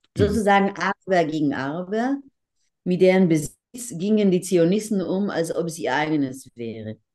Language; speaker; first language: German; non-native, fluent; Hebrew